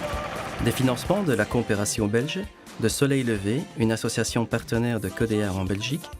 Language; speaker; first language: French; native; French